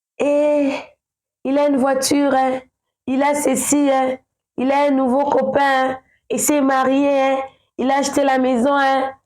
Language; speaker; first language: French; non-native, local second language; Lingala